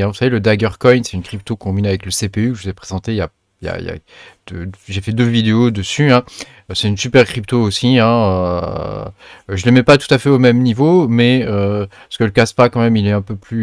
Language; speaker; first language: French; native; French